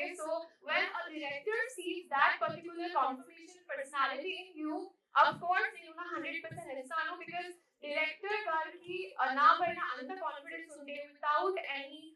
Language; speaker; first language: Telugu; non-native, learner; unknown